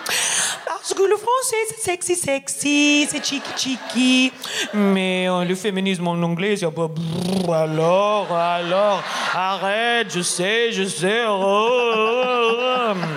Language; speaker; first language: French; non-native, learner; English